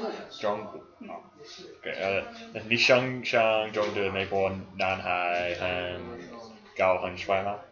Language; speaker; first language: Chinese; non-native, learner; English